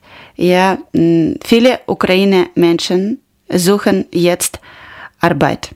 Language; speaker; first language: German; non-native, learner; Ukrainian